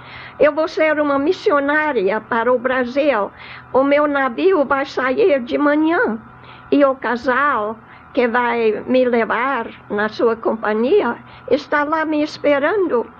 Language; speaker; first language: Portuguese; non-native, fluent; English